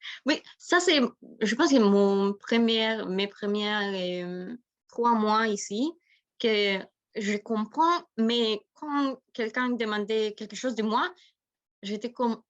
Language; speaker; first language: French; non-native, learner; Spanish